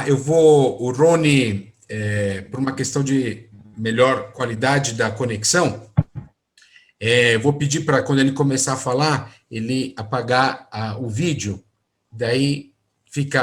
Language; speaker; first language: Portuguese; native; Portuguese